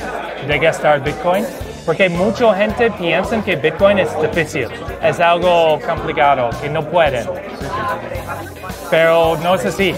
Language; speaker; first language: Spanish; non-native, fluent; English